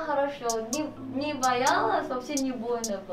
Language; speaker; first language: Russian; non-native, fluent; Korean